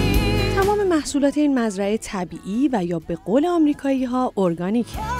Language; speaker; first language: Persian; native; Persian